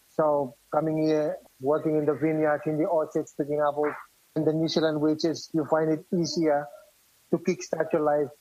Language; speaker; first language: English; non-native, fluent; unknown